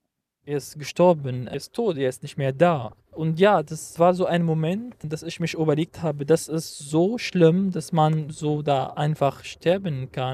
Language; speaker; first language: German; non-native, learner; Arabic